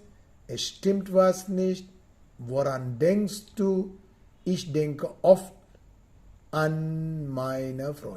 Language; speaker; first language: German; non-native, fluent; Sinhala